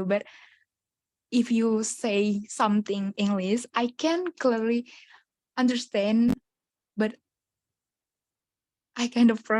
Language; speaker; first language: English; non-native, learner; Indonesian